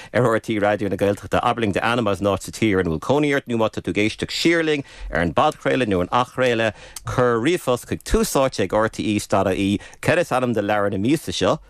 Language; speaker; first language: Irish; native; Irish